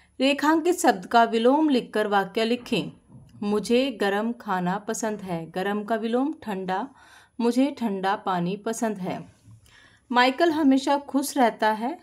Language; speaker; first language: Hindi; native; Hindi